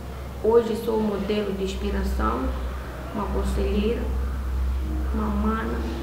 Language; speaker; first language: Portuguese; non-native, local second language; Makhuwa